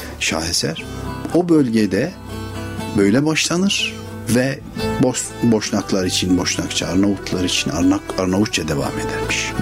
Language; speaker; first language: Turkish; native; Turkish